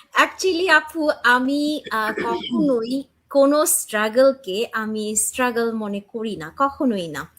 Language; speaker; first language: Bangla; early bilingual, heritage; Bangla